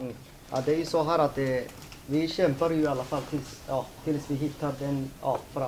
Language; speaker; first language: Swedish; non-native, fluent; Somali